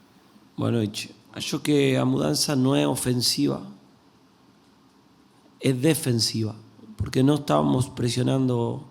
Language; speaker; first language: Portuguese; non-native, learner; Spanish